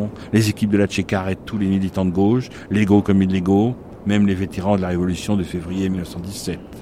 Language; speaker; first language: French; native; French